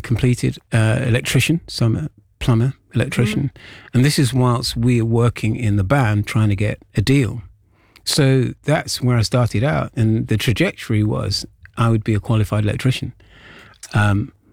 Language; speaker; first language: English; native; English